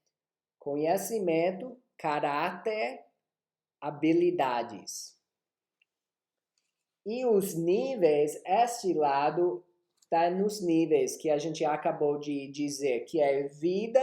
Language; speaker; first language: Portuguese; non-native, fluent; English